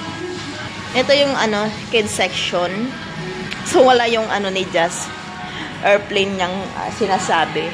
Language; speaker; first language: Filipino; native; Filipino